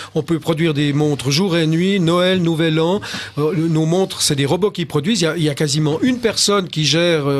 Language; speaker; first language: French; native; French